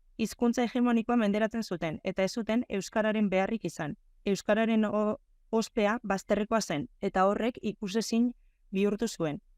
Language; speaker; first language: Basque; native; Basque